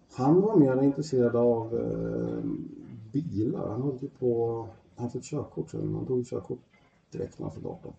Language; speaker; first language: Swedish; native; Swedish